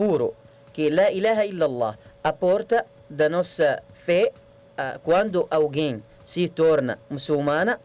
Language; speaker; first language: Portuguese; non-native, learner; Arabic